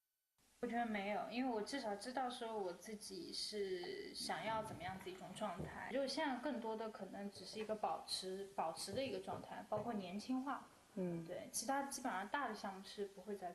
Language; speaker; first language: Chinese; native; Chinese